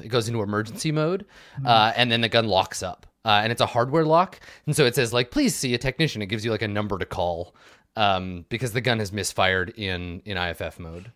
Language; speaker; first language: English; native; English